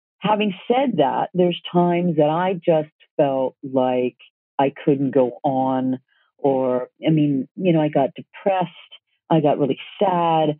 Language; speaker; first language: English; native; English